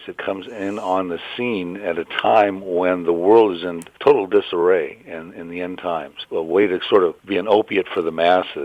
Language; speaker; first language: English; native; English